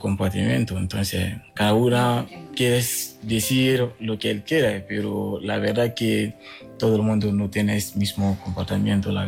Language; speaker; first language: Spanish; non-native, learner; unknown